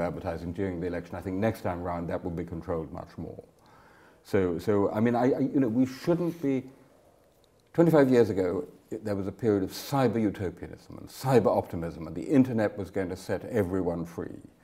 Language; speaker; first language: English; native; English